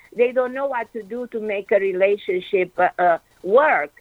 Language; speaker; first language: English; non-native, fluent; Romanian